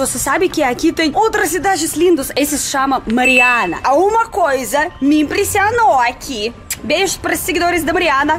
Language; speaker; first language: Portuguese; non-native, fluent; Russian